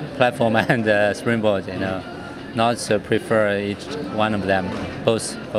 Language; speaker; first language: English; non-native, fluent; Chinese